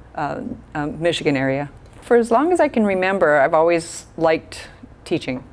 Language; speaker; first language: English; native; English